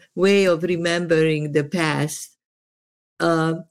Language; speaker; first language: English; non-native, fluent; Serbian